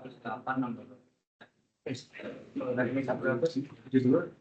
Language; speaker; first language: Indonesian; native; Indonesian